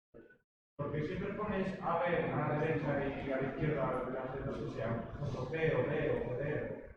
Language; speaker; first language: Spanish; native; Spanish